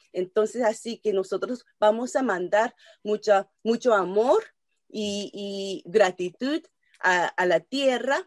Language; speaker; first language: Spanish; non-native, learner; Japanese